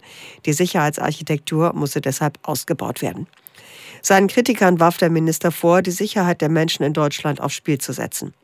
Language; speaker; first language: German; native; German